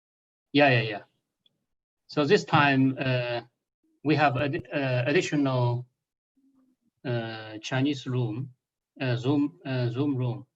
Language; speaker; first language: English; non-native, fluent; Chinese